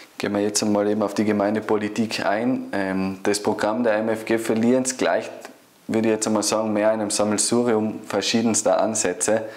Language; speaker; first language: German; native; German